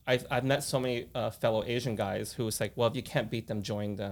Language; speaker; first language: English; native; English